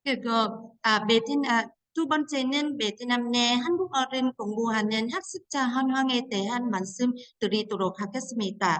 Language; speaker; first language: Korean; non-native, fluent; Vietnamese